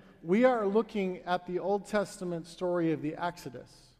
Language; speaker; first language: English; native; English